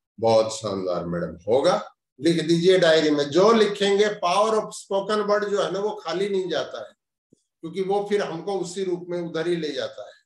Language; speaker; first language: Hindi; native; Hindi